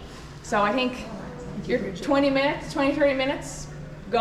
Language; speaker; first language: English; native; English